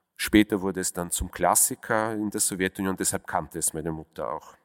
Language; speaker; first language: German; early bilingual, other home language; Russian